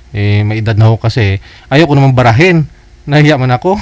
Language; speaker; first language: Filipino; native; Filipino